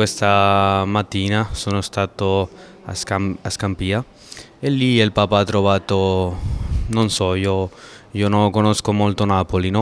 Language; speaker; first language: Italian; non-native, fluent; Spanish